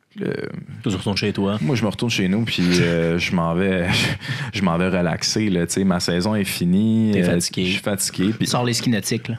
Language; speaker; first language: French; native; French